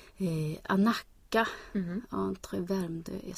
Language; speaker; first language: French; non-native, learner; Swedish